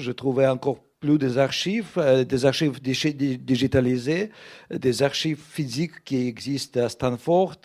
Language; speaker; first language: French; non-native, fluent; Russian